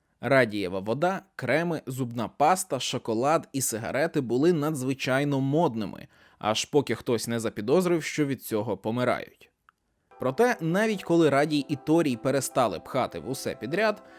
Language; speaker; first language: Ukrainian; native; Ukrainian